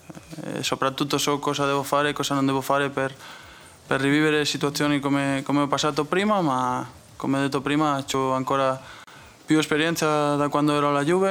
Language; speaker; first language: Italian; non-native, fluent; Spanish